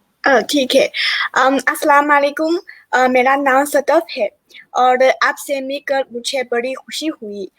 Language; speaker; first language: Hindi; non-native, fluent; Chinese